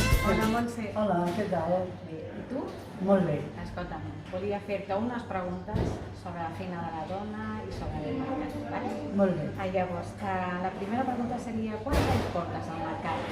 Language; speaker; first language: Catalan; native; Catalan